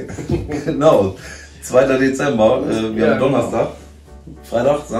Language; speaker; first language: German; native; German